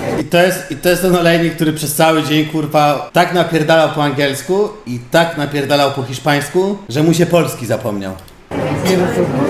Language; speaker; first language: Polish; native; Polish